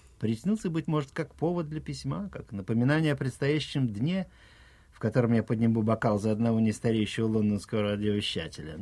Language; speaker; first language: Russian; native; Russian